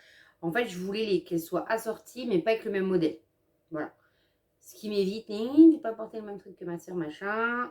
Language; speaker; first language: French; native; French